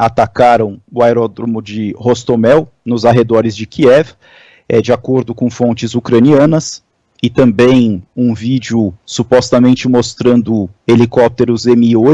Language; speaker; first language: Portuguese; native; Portuguese